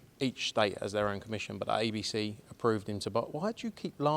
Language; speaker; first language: English; native; English